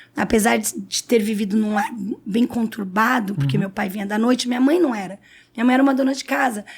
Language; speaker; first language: Portuguese; native; Portuguese